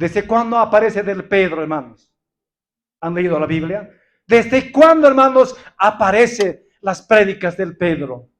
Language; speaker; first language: Spanish; non-native, local second language; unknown